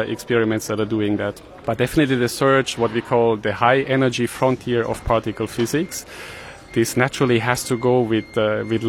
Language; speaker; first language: Swedish; non-native, fluent; German